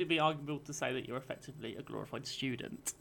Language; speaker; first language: English; native; English